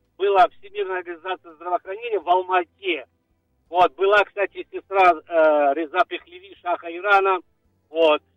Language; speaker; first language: Russian; native; Russian